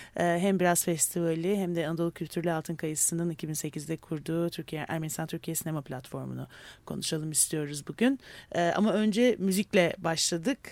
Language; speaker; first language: Turkish; native; Turkish